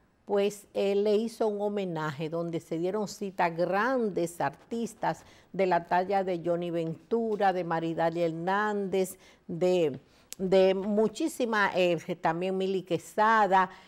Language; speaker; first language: Spanish; native; Spanish